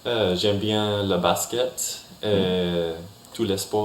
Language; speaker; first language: French; non-native, learner; English